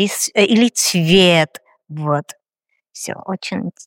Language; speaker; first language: Russian; non-native, fluent; Armenian